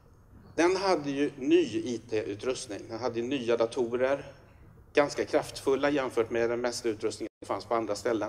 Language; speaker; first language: Swedish; native; Swedish